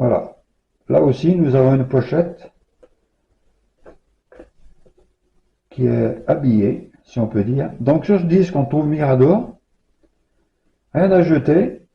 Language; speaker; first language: French; native; French